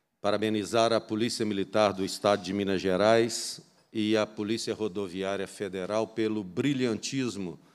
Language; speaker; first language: Portuguese; native; Portuguese